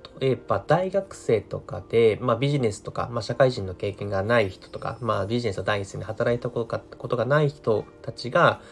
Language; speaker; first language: Japanese; native; Japanese